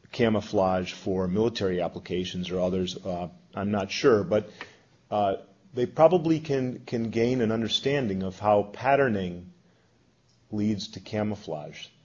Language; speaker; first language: English; native; English